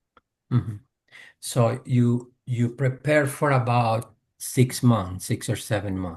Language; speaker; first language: English; non-native, fluent; Spanish